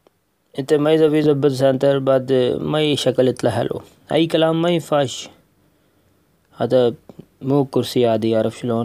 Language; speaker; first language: Arabic; non-native, learner; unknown